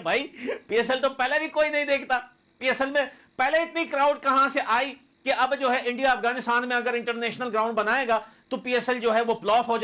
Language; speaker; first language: Hindi; native; Hindi